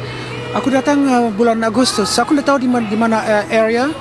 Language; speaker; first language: Indonesian; early bilingual, heritage; Dutch